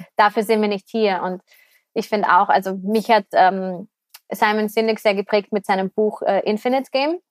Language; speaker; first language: German; native; German